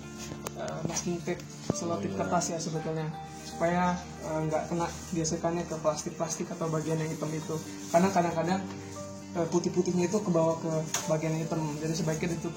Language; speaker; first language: Indonesian; native; Indonesian